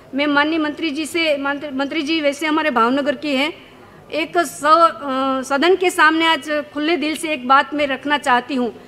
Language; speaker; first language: Hindi; non-native, local second language; Gujarati